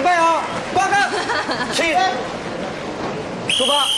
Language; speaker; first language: Chinese; native; Chinese